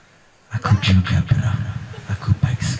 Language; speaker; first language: Indonesian; non-native, learner; English